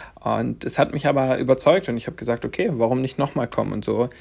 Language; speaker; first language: German; native; German